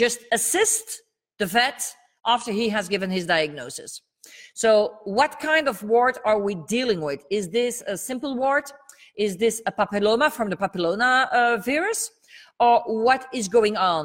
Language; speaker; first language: English; non-native, fluent; Dutch